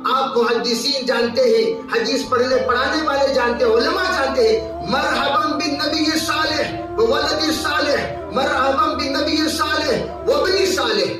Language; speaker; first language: Urdu; native; Urdu